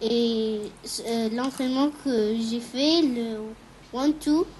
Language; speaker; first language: French; non-native, fluent; Arabic